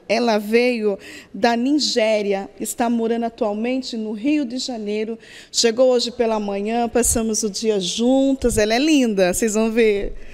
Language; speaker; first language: Portuguese; native; Portuguese